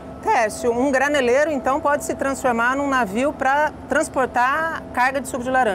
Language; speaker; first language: Portuguese; native; Portuguese